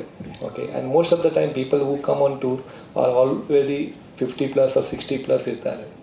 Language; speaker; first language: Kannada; non-native, local second language; Tulu